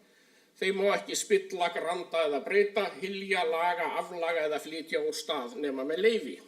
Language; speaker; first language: Icelandic; native; Icelandic